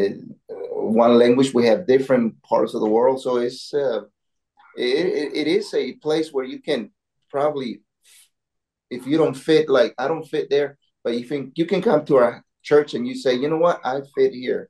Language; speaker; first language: English; non-native, learner; Spanish